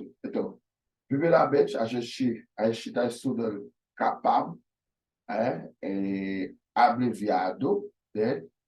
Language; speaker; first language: Portuguese; non-native, fluent; Haitian Creole